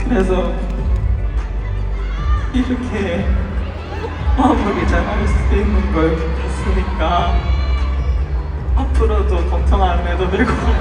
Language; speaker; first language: Korean; non-native, fluent; Filipino